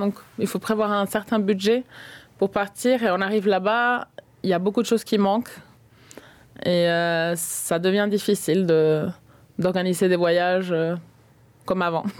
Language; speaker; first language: French; early bilingual, other home language; Spanish